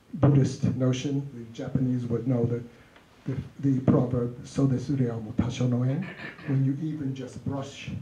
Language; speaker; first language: English; native; English